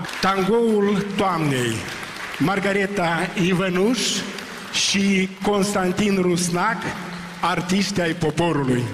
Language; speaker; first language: Romanian; native; Romanian